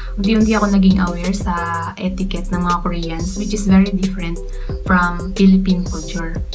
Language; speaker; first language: Filipino; native; Filipino